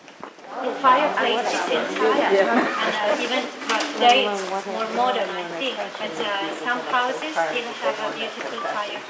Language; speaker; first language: English; non-native, fluent; French